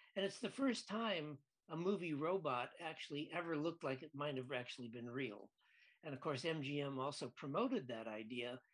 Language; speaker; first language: English; native; English